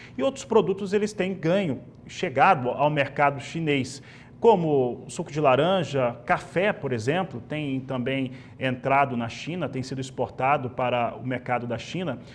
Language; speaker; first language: Portuguese; native; Portuguese